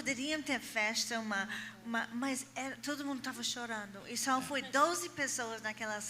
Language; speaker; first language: Portuguese; non-native, fluent; English